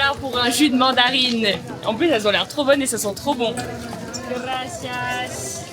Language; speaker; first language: French; native; French